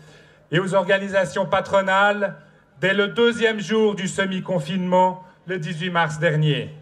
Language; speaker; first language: French; native; French